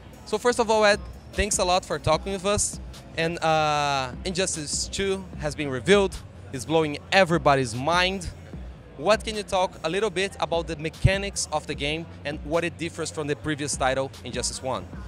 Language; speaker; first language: English; non-native, fluent; Portuguese